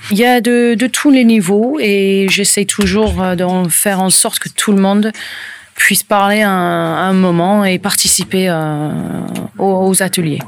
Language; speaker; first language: French; non-native, fluent; English